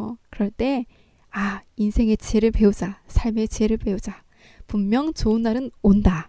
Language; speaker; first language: Korean; native; Korean